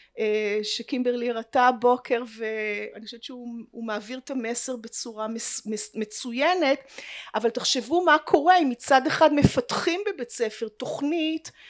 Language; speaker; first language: Hebrew; native; Hebrew